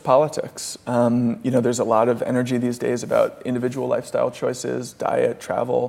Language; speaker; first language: English; native; English